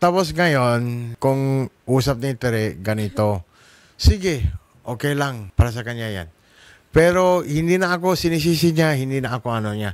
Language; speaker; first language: Filipino; non-native, learner; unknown